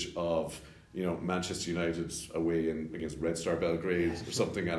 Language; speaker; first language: English; native; English